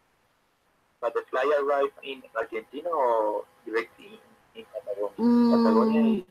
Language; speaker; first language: English; non-native, learner; Spanish